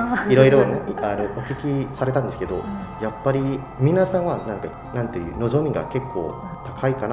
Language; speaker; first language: Japanese; non-native, fluent; Indonesian